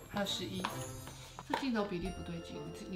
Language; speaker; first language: Chinese; native; Chinese